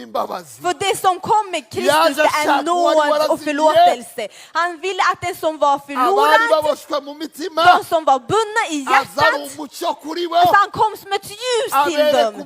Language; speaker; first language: Swedish; non-native, fluent; Kinyarwanda